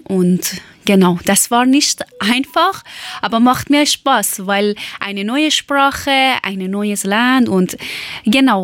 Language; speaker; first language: German; non-native, learner; Persian